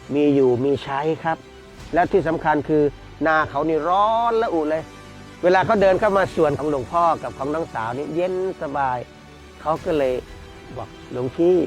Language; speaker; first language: Thai; native; Thai